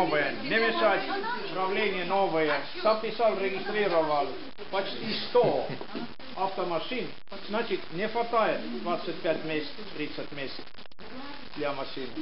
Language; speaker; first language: Russian; non-native, local second language; Estonian